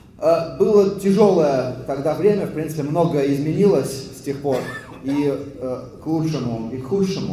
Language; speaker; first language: Russian; native; Russian